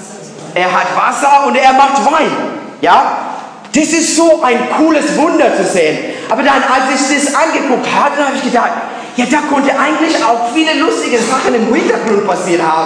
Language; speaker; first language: German; non-native, learner; English